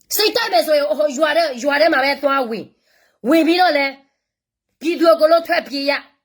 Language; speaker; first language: Burmese; non-native, local second language; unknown